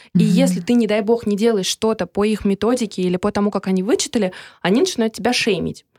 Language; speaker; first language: Russian; native; Russian